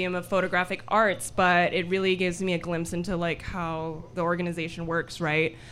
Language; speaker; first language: English; early bilingual, other home language; Filipino